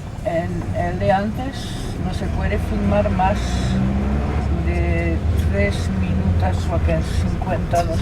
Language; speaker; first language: Spanish; non-native, learner; Portuguese